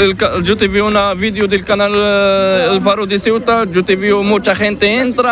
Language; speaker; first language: Spanish; non-native, learner; Arabic